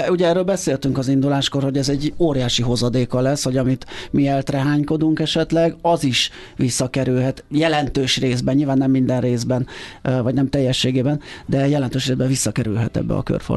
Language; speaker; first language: Hungarian; native; Hungarian